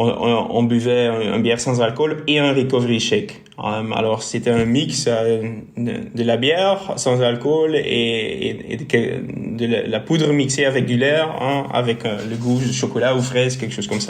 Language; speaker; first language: French; non-native, local second language; Dutch